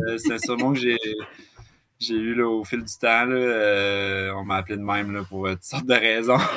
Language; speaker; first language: French; native; French